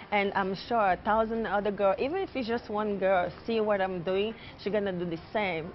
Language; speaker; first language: English; non-native, fluent; Portuguese